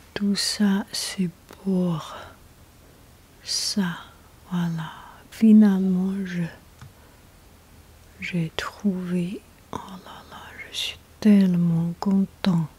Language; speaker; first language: French; non-native, learner; Chinese